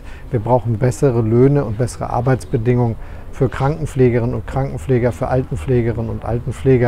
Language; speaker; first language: German; native; German